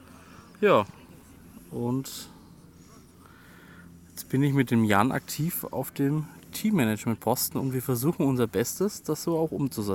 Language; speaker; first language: German; native; German